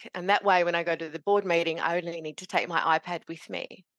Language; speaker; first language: English; native; English